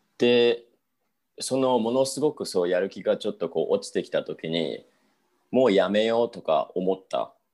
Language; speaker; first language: Japanese; native; Japanese